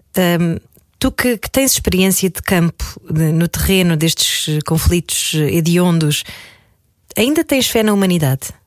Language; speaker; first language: Portuguese; native; Portuguese